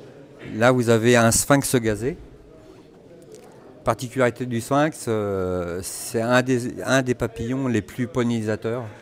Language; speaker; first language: French; native; French